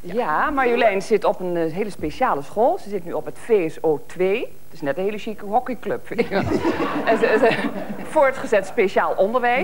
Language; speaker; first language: Dutch; native; Dutch